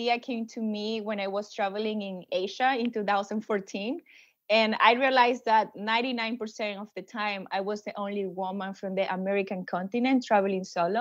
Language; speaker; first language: English; non-native, fluent; Spanish